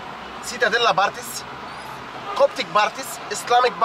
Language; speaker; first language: English; non-native, learner; Arabic